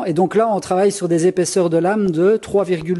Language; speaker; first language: French; native; French